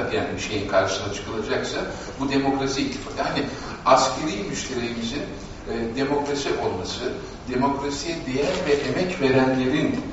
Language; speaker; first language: Turkish; native; Turkish